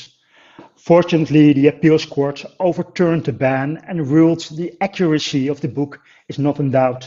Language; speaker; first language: English; non-native, fluent; Dutch